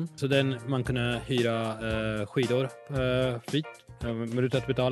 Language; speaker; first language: Swedish; non-native, learner; English